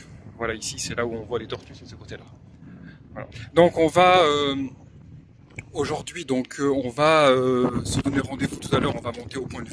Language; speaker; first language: French; native; French